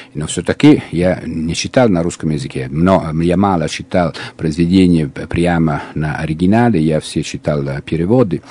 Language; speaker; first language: Russian; non-native, fluent; Italian